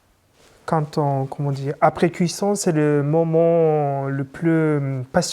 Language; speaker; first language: French; non-native, fluent; Japanese